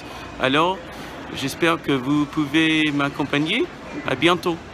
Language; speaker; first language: French; non-native, learner; English